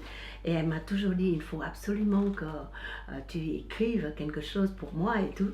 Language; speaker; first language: French; early bilingual, other home language; Vietnamese